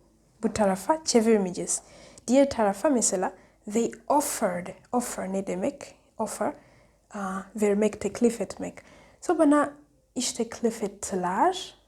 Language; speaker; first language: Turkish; non-native, fluent; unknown